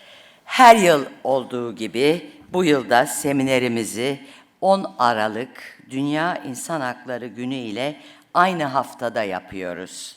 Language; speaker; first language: Turkish; native; Turkish